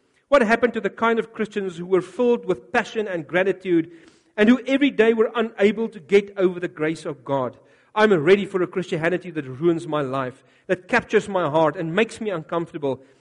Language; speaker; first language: English; non-native, local second language; Afrikaans